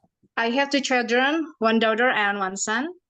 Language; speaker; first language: English; non-native, learner; Indonesian